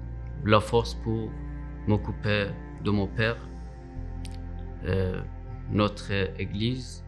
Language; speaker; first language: French; non-native, learner; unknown